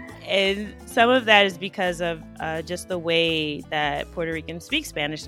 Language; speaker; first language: English; native; English